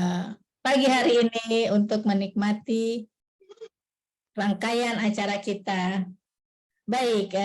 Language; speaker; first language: Malay; native; Malay